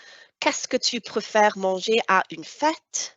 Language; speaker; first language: French; non-native, fluent; Welsh